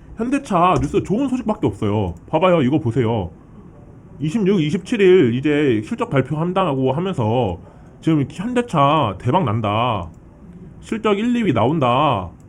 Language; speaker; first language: Korean; early bilingual, heritage; Korean